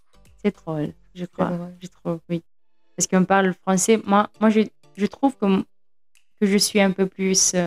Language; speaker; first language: French; non-native, fluent; Spanish